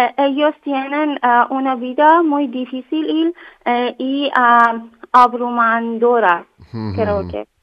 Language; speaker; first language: Spanish; non-native, learner; Persian